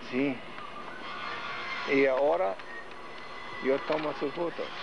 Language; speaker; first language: Spanish; non-native, learner; English